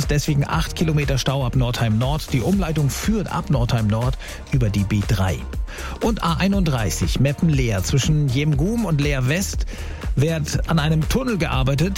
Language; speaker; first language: German; native; German